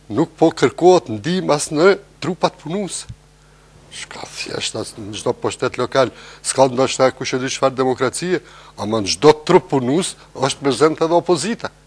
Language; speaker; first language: Albanian; native; Albanian